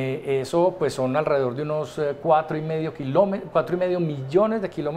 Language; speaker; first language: Spanish; native; Spanish